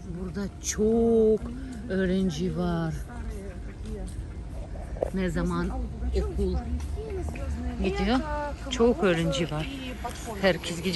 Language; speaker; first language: Turkish; non-native, local second language; Russian